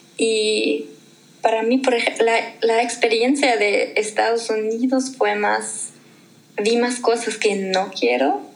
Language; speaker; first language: Spanish; non-native, fluent; German